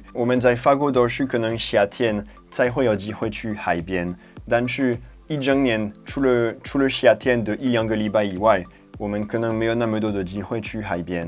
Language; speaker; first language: Chinese; non-native, fluent; French